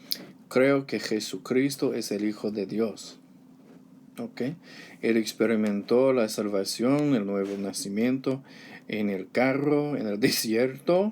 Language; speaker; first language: Spanish; non-native, learner; English